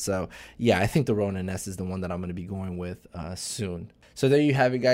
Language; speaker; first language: English; early bilingual, other home language; Spanish